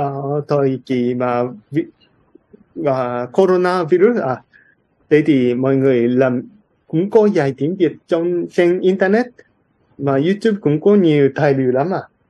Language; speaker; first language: Vietnamese; non-native, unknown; Japanese